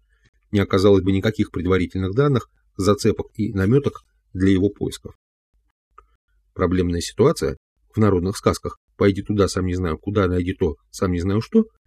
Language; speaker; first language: Russian; native; Russian